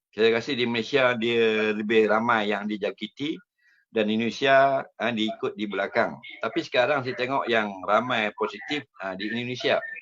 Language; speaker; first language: Malay; native; Malay